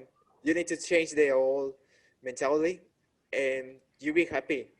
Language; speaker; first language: English; non-native, learner; Spanish